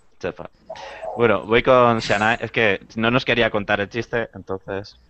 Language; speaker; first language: Spanish; native; Spanish